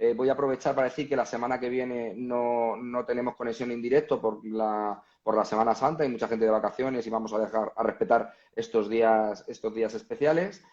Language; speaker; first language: Spanish; native; Spanish